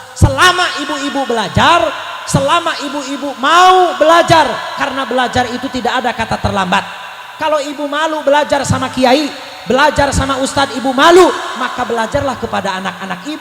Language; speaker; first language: Indonesian; native; Indonesian